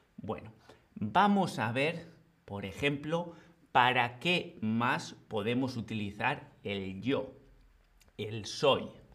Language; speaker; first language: Spanish; native; Spanish